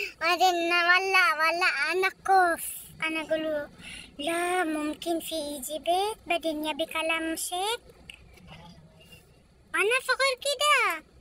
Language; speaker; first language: Arabic; non-native, learner; Filipino